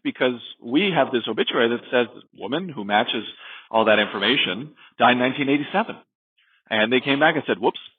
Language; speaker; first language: English; native; English